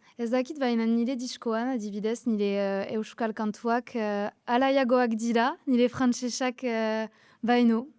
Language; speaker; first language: Basque; non-native, local second language; French